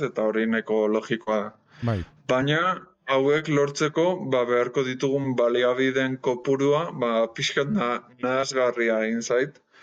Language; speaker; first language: Basque; non-native, local second language; Spanish